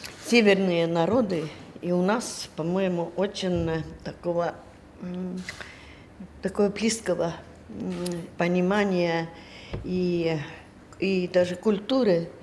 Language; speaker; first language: Russian; non-native, learner; Estonian